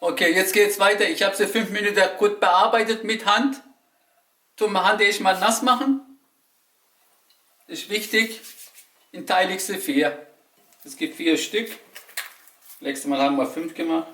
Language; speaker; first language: German; non-native, learner; Turkish